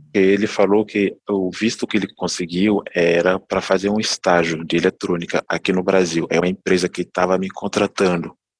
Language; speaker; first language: Portuguese; non-native, fluent; Dyula